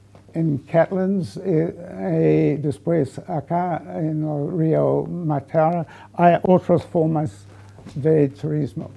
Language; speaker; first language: Spanish; non-native, fluent; English